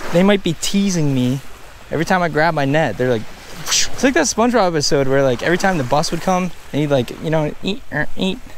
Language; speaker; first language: English; native; English